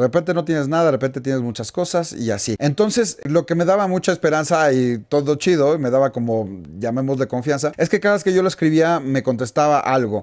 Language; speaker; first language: Spanish; native; Spanish